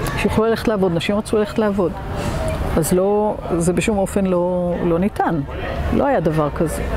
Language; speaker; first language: Hebrew; native; Hebrew